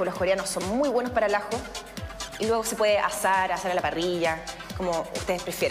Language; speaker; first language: Spanish; native; Spanish